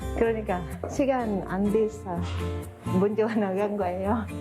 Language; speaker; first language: Korean; non-native, fluent; Filipino